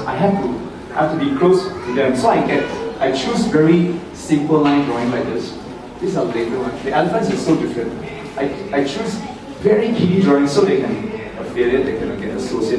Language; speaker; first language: English; non-native, local second language; Chinese